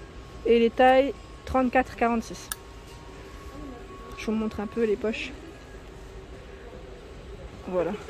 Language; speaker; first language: French; native; French